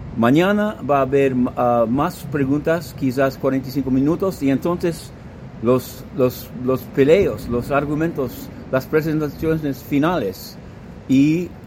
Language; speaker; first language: Spanish; non-native, fluent; English